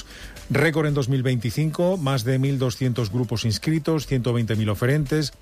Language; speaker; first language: Spanish; native; Spanish